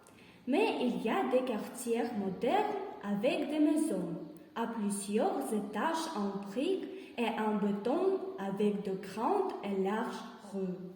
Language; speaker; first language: French; non-native, learner; Russian